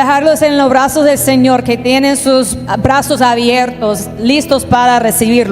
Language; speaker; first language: Spanish; native; Spanish